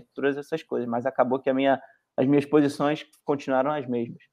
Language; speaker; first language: Portuguese; native; Portuguese